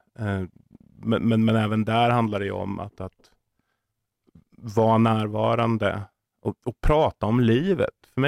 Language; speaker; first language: Swedish; native; Swedish